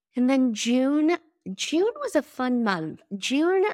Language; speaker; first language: English; early bilingual, other home language; Spanish